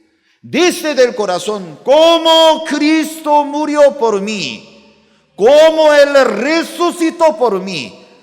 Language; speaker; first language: Spanish; non-native, learner; Korean